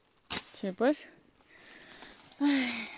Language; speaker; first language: Spanish; native; Spanish